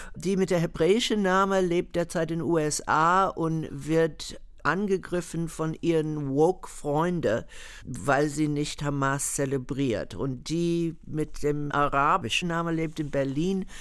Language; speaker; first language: German; non-native, fluent; English